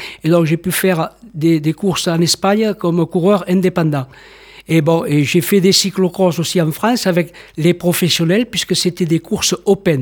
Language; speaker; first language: French; native; French